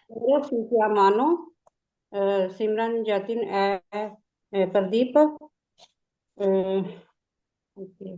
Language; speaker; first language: Italian; non-native, learner; Punjabi